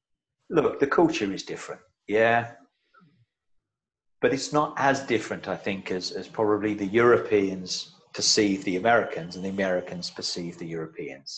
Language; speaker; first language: English; native; English